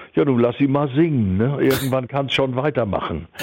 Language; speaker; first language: German; native; German